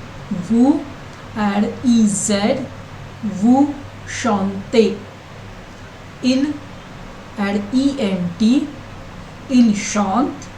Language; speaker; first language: French; non-native, learner; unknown